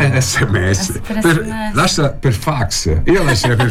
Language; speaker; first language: Italian; native; Italian